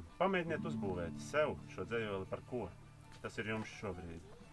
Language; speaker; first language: Latvian; native; Latvian